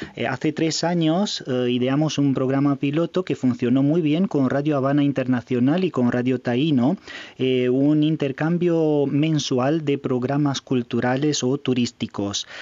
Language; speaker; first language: Spanish; non-native, fluent; Romanian